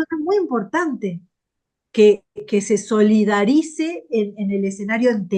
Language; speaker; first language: Spanish; native; Spanish